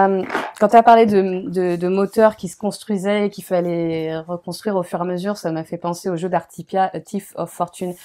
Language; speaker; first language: French; native; French